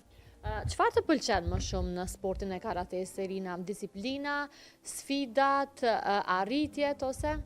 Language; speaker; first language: Albanian; native; Albanian